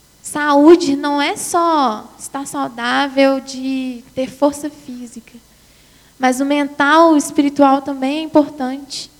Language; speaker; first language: Portuguese; native; Portuguese